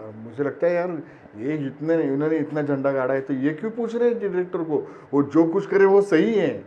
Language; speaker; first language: Hindi; non-native, local second language; Marathi